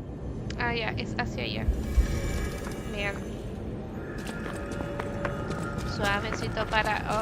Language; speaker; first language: Spanish; native; Spanish